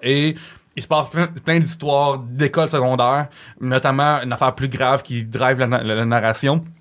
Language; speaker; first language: French; native; French